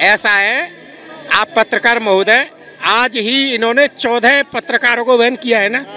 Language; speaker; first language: Hindi; native; Hindi